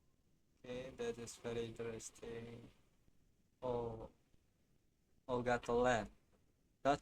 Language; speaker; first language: English; non-native, learner; Indonesian